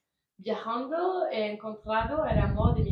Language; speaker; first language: Spanish; non-native, learner; French